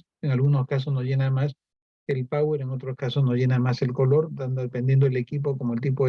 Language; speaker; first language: Spanish; native; Spanish